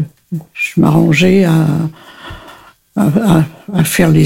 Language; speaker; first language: French; native; French